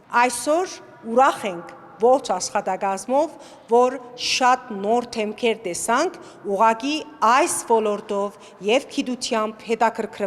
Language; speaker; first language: Armenian; native; Armenian